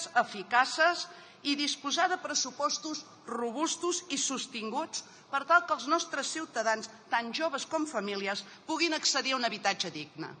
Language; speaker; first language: Catalan; native; Catalan